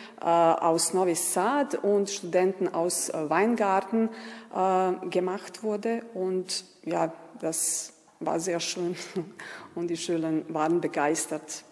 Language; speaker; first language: German; non-native, fluent; Serbian